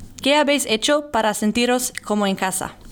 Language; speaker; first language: Spanish; non-native, learner; Swedish